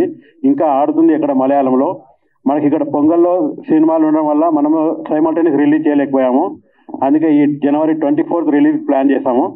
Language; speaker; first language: Telugu; native; Telugu